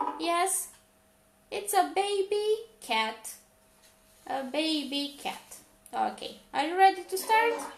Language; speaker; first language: English; non-native, fluent; Romanian